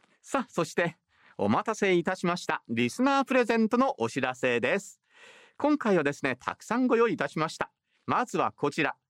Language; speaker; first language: Japanese; native; Japanese